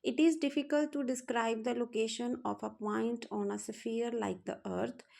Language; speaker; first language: English; non-native, local second language; Punjabi